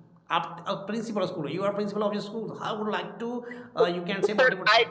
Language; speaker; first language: English; non-native, local second language; Hindi